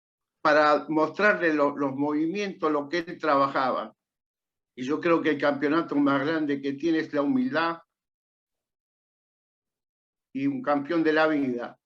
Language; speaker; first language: Spanish; native; Spanish